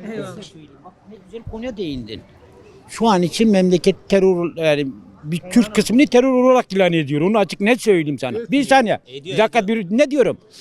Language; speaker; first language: Turkish; non-native, local second language; Kurdish